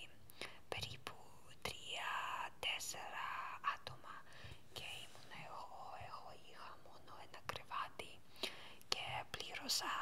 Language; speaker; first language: Greek; non-native, learner; Ukrainian